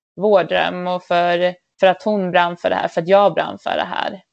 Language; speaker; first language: Swedish; native; Swedish